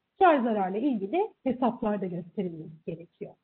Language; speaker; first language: Turkish; native; Turkish